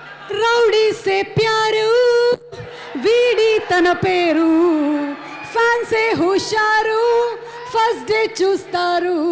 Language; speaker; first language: Telugu; native; Telugu